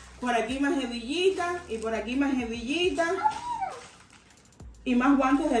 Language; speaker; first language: Spanish; native; Spanish